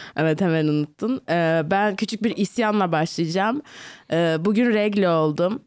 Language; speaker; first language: Turkish; native; Turkish